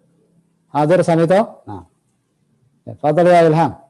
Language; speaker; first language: Indonesian; native; Indonesian